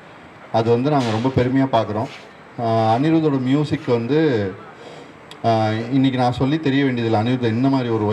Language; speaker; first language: Tamil; native; Tamil